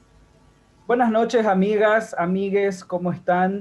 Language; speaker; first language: Spanish; native; Spanish